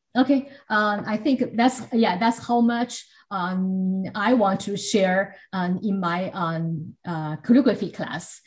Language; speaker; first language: English; non-native, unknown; Chinese